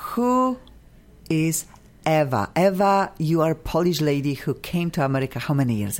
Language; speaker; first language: English; non-native, fluent; Polish